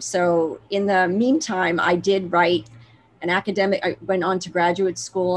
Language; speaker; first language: English; native; English